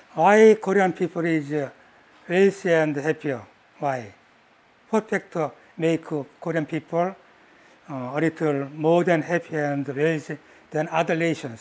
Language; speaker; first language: English; non-native, learner; Korean